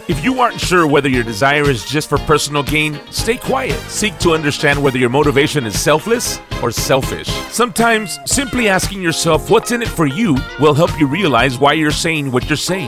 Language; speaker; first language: English; early bilingual, other home language; Spanish